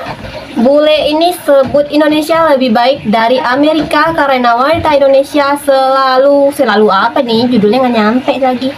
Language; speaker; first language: Indonesian; native; Indonesian